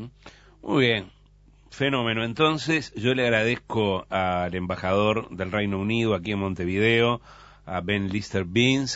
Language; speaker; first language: Spanish; native; Spanish